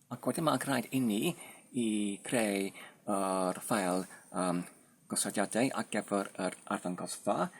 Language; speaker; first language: Welsh; non-native, learner; Polish